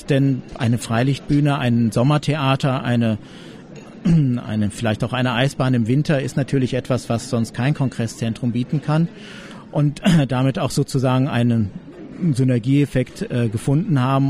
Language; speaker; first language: German; native; German